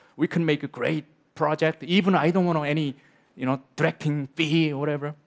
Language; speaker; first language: English; non-native, learner; Korean